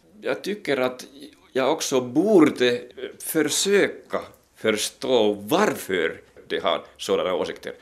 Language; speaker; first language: Swedish; non-native, local second language; Finnish